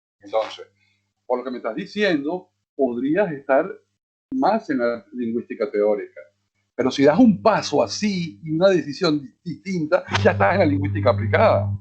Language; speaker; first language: Spanish; native; Spanish